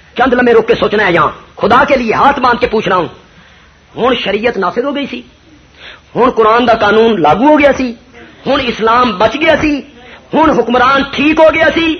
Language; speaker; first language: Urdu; non-native, local second language; Punjabi